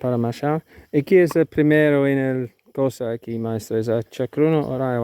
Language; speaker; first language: Spanish; non-native, learner; English